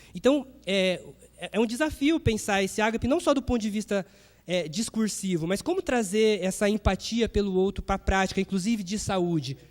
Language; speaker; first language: Portuguese; native; Portuguese